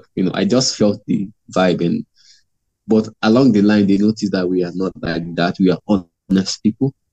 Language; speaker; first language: English; non-native, local second language; Igbo